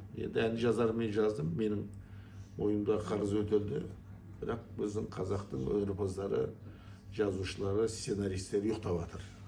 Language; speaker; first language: Kazakh; native; Kazakh